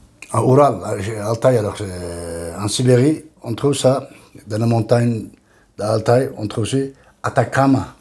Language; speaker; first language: French; non-native, learner; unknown